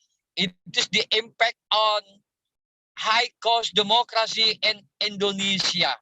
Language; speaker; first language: English; non-native, learner; Indonesian